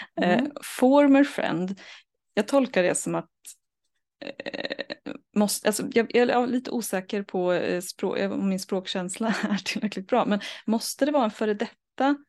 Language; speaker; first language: Swedish; native; Swedish